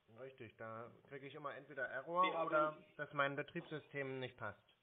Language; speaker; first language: German; native; German